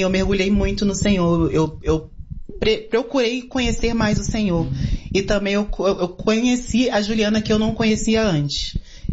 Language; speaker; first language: Portuguese; native; Portuguese